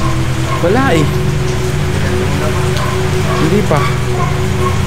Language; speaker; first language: Filipino; native; Filipino